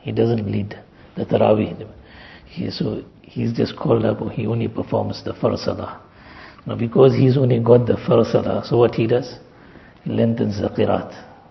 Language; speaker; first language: English; native; English